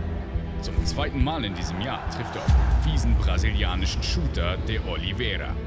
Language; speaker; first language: German; native; German